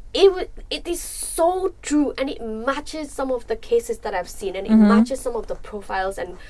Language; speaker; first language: English; non-native, local second language; Nepali